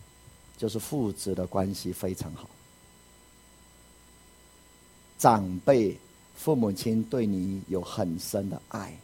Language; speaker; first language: Chinese; native; Chinese